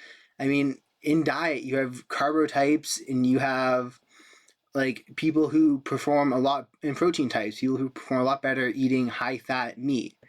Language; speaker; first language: English; native; English